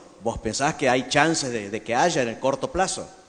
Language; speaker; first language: Spanish; native; Spanish